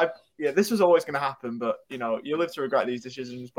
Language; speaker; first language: English; native; English